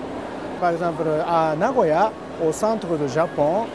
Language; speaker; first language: French; non-native, learner; Japanese